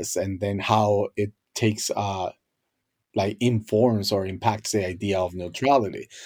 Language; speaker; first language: English; non-native, fluent; Spanish